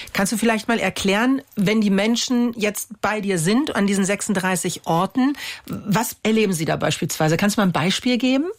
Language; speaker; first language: German; native; German